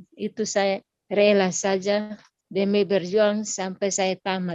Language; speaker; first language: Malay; non-native, local second language; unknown